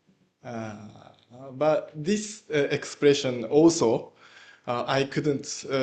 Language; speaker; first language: English; non-native, learner; Japanese